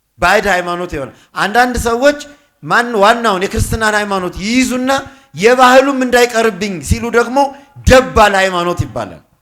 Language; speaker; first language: Amharic; native; Amharic